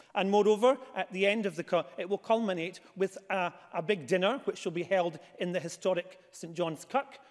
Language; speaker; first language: English; native; English